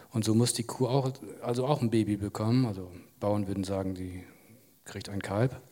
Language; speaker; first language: German; native; German